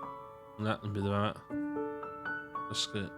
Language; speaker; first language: Welsh; native; Welsh